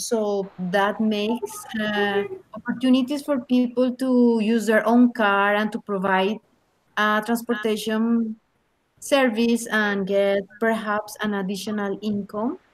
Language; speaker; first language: English; non-native, learner; Spanish